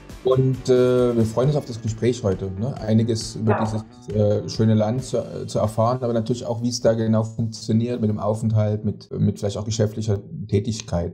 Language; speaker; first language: German; native; German